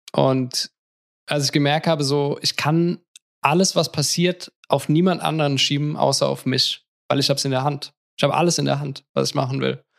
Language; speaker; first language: German; native; German